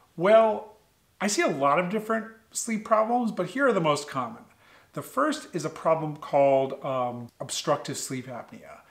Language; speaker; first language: English; native; English